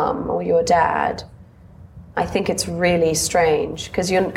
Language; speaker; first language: English; native; English